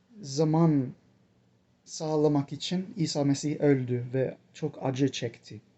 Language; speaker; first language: Turkish; non-native, fluent; English